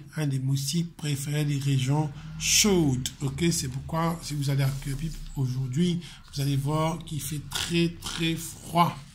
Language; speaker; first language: French; non-native, local second language; Morisyen